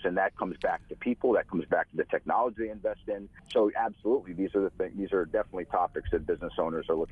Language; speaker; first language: English; native; English